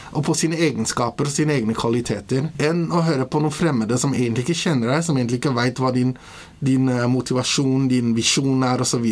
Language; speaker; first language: Norwegian; early bilingual, other home language; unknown